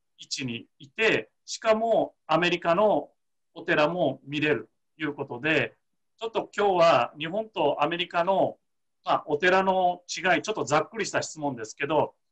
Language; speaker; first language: Japanese; native; Japanese